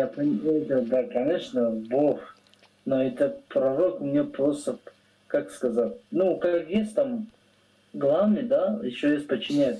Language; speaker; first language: Russian; non-native, learner; Tajik